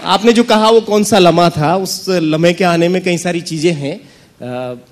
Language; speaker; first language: Hindi; native; Hindi